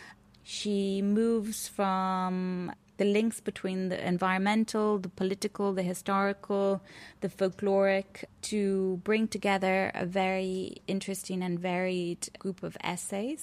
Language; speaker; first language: English; native; English